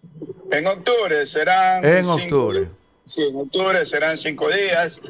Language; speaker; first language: Spanish; native; Spanish